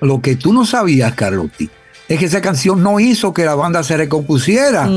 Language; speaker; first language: Spanish; native; Spanish